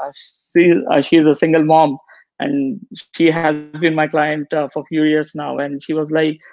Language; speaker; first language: English; non-native, local second language; Gujarati